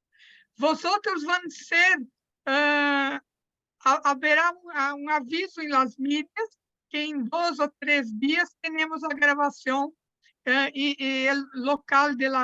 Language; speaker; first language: Spanish; non-native, fluent; Portuguese